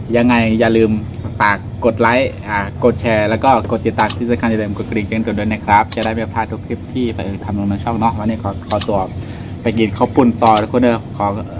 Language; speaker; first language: Thai; native; Thai